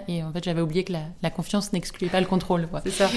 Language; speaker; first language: French; native; French